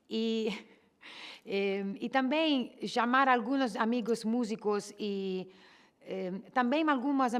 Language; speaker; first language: Portuguese; non-native, learner; Italian